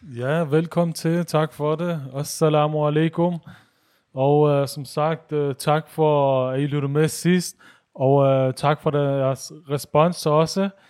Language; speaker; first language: Danish; early bilingual, other home language; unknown